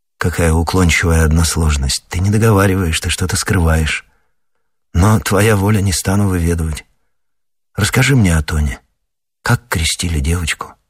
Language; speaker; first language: Russian; native; Russian